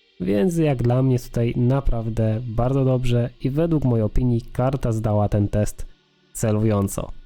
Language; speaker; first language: Polish; native; Polish